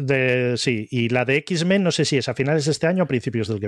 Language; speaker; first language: Spanish; native; Spanish